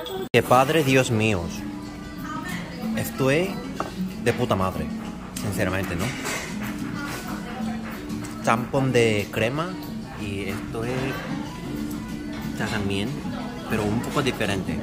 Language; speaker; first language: Spanish; non-native, fluent; Korean